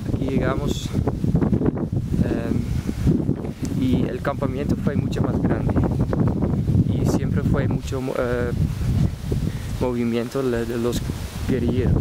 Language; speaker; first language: Spanish; non-native, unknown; Dutch